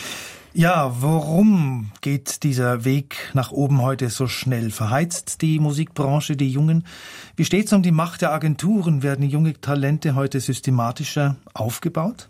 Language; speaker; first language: German; native; German